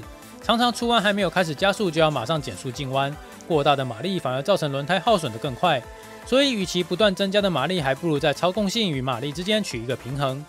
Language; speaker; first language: Chinese; native; Chinese